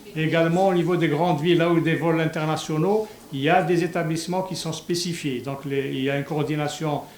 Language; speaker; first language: French; non-native, local second language; Arabic